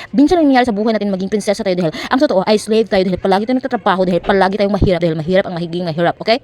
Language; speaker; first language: Filipino; non-native, local second language; Cebuano